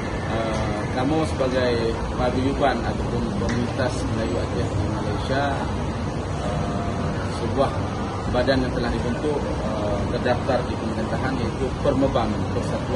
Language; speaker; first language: Indonesian; non-native, local second language; Achinese